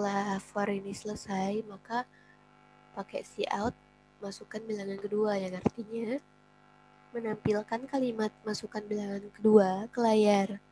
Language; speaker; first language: Indonesian; native; Indonesian